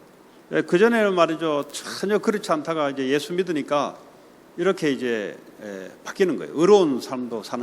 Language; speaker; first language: Korean; native; Korean